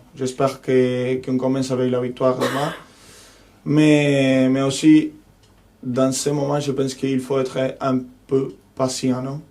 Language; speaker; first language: French; non-native, fluent; Spanish